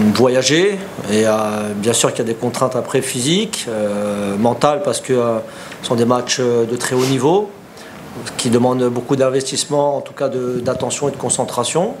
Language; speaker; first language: French; native; French